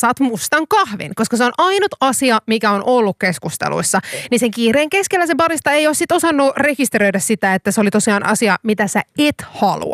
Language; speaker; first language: Finnish; native; Finnish